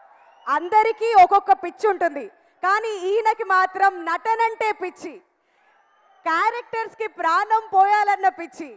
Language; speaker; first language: Telugu; native; Telugu